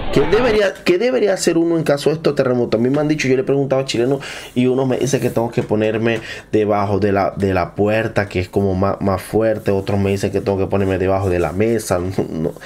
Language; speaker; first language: Spanish; native; Spanish